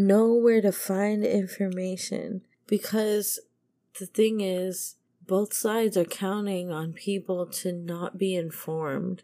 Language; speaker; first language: English; native; English